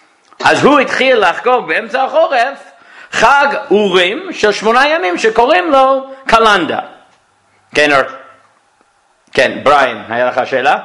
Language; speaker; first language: Hebrew; non-native, fluent; English